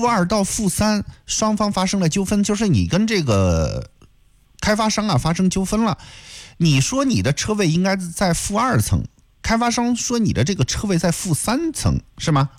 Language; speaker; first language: Chinese; native; Chinese